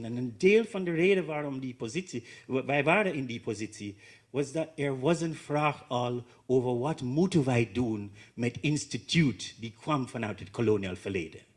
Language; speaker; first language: Dutch; non-native, learner; English